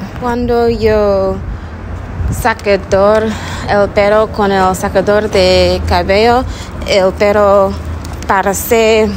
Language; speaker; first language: Spanish; non-native, learner; English